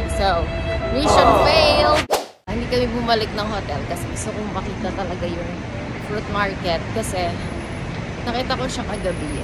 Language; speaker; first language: Filipino; native; Filipino